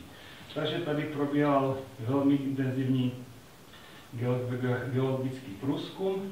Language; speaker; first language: Czech; native; Czech